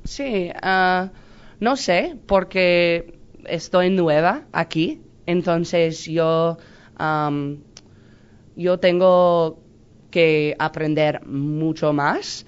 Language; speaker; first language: Spanish; non-native, learner; English